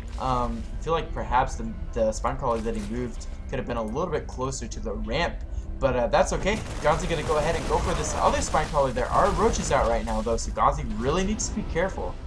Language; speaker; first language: English; native; English